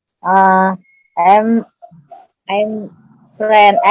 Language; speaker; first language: English; non-native, learner; Indonesian